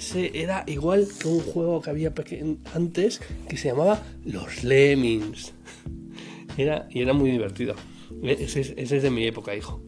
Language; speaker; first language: Spanish; native; Spanish